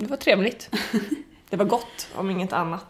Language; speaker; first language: Swedish; native; Swedish